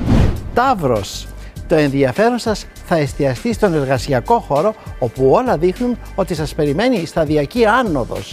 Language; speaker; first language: Greek; native; Greek